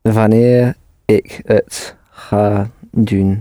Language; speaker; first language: Dutch; non-native, learner; English